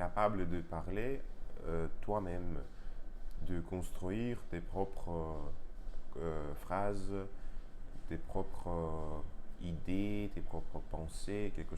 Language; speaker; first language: French; non-native, learner; Russian